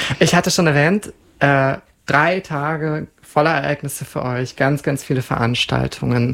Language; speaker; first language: German; native; German